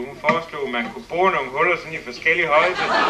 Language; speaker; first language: Danish; native; Danish